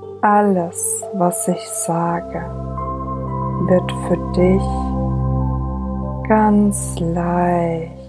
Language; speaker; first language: German; native; German